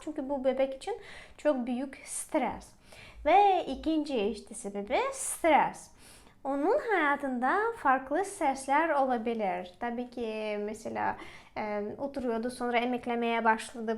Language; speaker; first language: Turkish; non-native, fluent; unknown